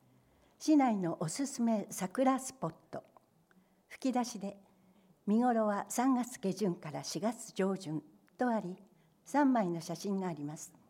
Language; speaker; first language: Japanese; native; Japanese